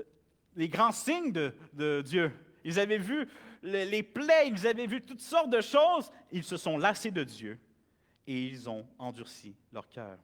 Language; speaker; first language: French; native; French